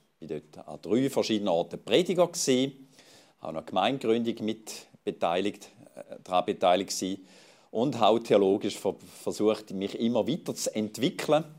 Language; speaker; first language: German; native; German